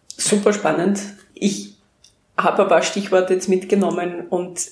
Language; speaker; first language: German; native; German